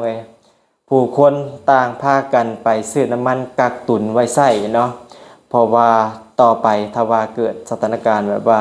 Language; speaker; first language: Thai; non-native, local second language; Northeastern Thai